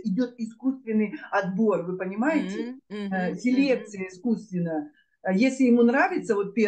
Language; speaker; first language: Russian; native; Russian